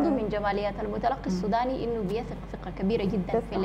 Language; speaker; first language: Arabic; native; Arabic